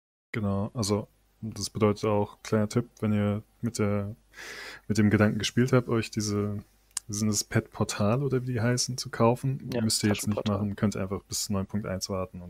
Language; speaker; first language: German; native; German